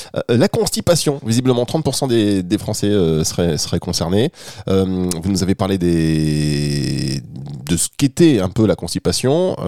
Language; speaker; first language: French; native; French